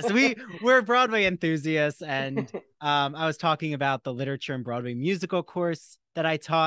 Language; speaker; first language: English; native; English